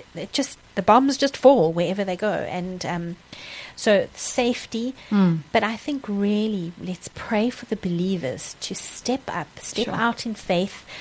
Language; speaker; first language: English; native; English